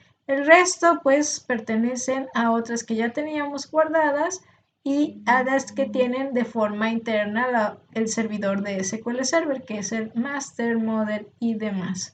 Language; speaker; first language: Spanish; native; Spanish